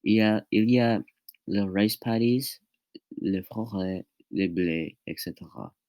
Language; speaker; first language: French; non-native, learner; English